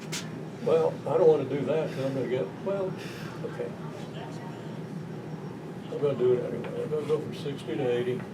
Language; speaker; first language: English; native; English